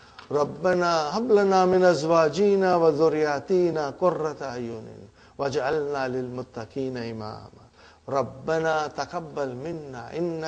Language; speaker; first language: Arabic; non-native, fluent; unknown